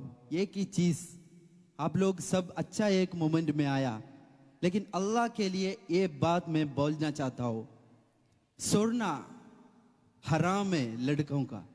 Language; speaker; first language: Hindi; non-native, local second language; Malayalam